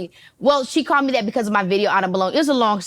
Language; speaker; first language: English; native; English